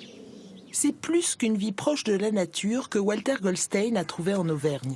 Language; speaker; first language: French; native; French